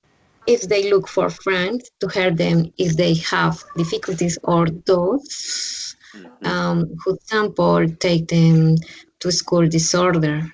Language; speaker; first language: English; non-native, learner; Spanish